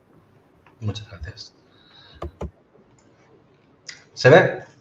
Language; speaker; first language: Spanish; native; Spanish